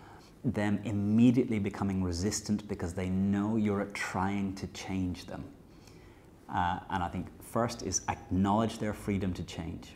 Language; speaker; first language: English; native; English